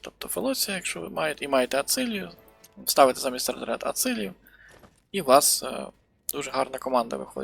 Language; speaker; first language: Ukrainian; native; Ukrainian